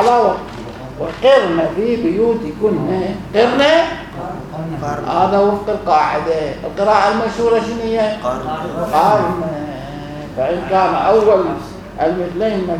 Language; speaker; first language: Arabic; native; Arabic